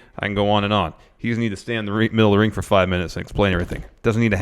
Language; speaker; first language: English; native; English